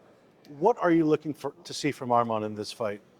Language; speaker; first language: English; native; English